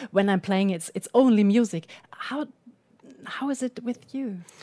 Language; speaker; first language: English; non-native, fluent; German